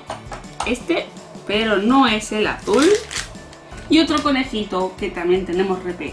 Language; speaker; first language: Spanish; native; Spanish